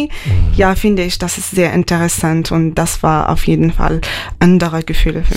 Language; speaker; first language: German; non-native, learner; Arabic